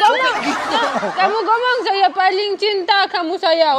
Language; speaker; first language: Indonesian; non-native, learner; Russian